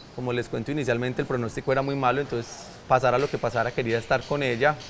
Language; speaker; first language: Spanish; native; Spanish